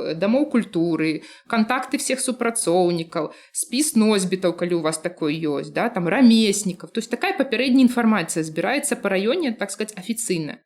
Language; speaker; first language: Belarusian; non-native, local second language; Russian